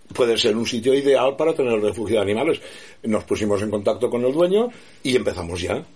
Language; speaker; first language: Spanish; native; Spanish